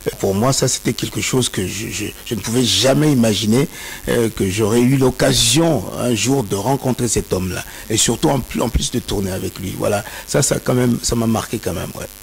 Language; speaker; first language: French; non-native, local second language; Kongo